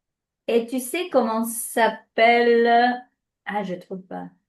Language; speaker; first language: French; non-native, fluent; Spanish